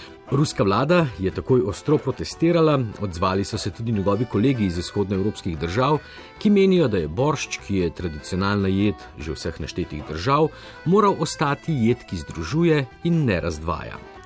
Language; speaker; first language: Slovenian; native; Slovenian